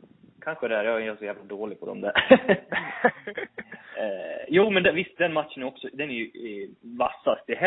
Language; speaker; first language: Swedish; native; Swedish